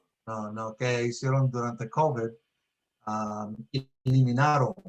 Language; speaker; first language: Spanish; early bilingual, heritage; Spanish